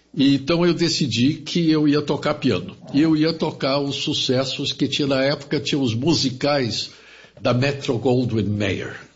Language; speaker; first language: Portuguese; early bilingual, other home language; German